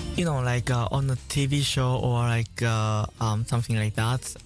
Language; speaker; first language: English; non-native, learner; Japanese